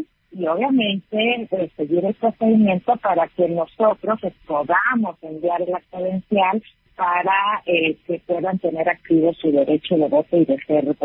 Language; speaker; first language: Spanish; native; Spanish